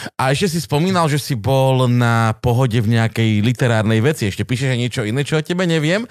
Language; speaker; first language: Slovak; native; Slovak